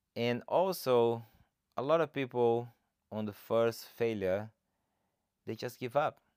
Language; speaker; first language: English; non-native, fluent; Portuguese